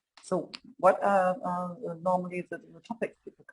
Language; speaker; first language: English; non-native, fluent; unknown